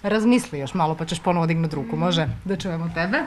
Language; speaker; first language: Croatian; native; Croatian